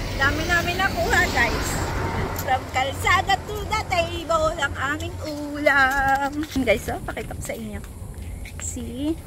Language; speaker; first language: Filipino; non-native, local second language; Hiligaynon